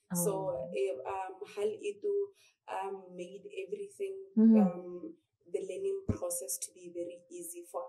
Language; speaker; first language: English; non-native, local second language; Southern Sotho